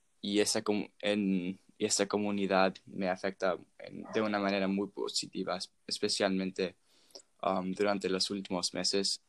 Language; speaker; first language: Spanish; non-native, fluent; English